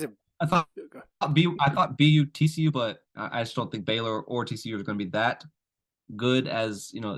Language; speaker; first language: English; native; English